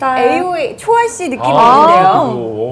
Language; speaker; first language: Korean; native; Korean